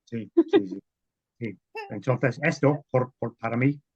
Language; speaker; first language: Spanish; non-native, learner; English